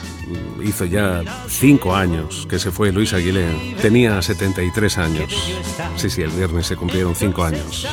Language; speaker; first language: Spanish; native; Spanish